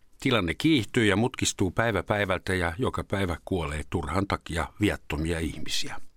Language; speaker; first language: Finnish; native; Finnish